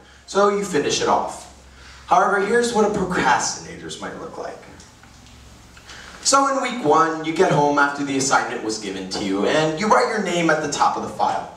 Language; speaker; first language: English; native; English